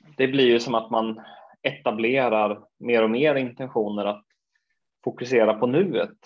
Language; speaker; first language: Swedish; native; Swedish